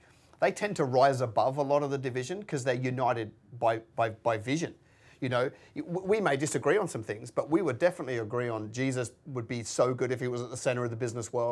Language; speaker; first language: English; native; English